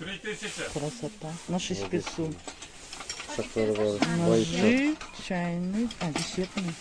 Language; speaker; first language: Russian; native; Russian